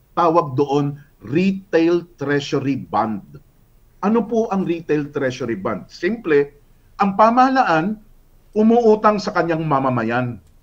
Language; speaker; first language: Filipino; native; Filipino